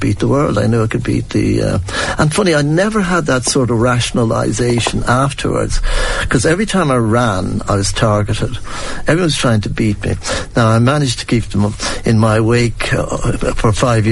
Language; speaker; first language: English; native; English